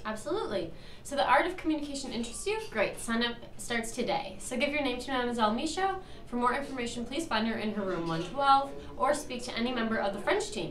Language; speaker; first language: English; native; English